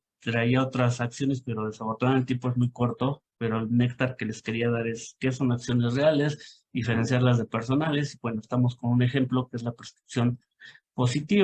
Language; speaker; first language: Spanish; native; Spanish